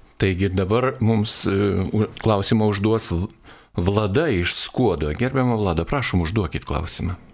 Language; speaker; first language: Lithuanian; native; Lithuanian